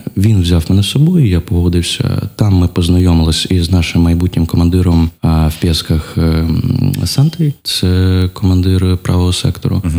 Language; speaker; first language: Ukrainian; non-native, local second language; Russian